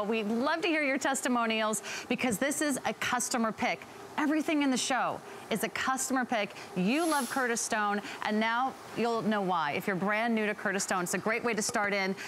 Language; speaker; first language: English; native; English